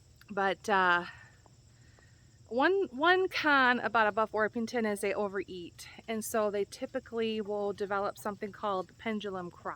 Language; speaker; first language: English; native; English